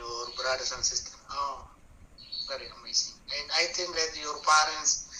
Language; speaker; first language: English; non-native, learner; Buginese